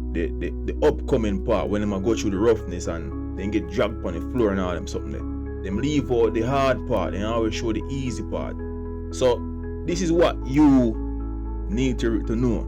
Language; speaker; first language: English; non-native, local second language; Jamaican Creole English